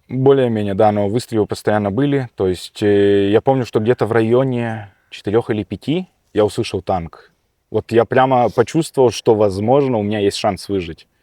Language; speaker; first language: Russian; early bilingual, heritage; Russian